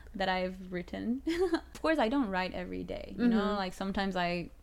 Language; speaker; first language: English; non-native, fluent; Spanish